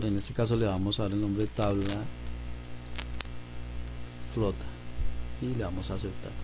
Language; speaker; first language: Spanish; native; Spanish